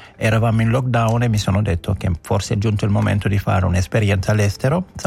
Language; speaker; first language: Italian; non-native, fluent; Wolof